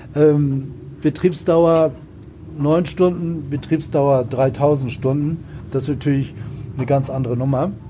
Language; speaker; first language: German; native; German